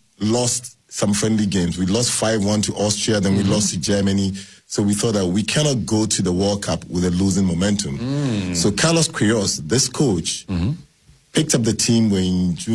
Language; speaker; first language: English; non-native, local second language; Akan